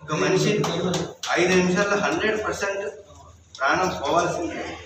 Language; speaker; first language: Telugu; native; Telugu